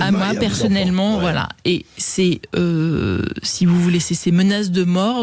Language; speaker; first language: French; native; French